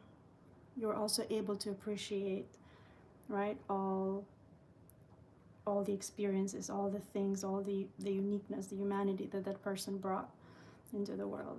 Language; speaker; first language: English; early bilingual, other home language; Albanian